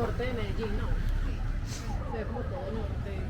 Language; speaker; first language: Spanish; native; Spanish